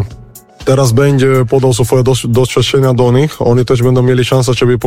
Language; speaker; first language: Polish; non-native, learner; Spanish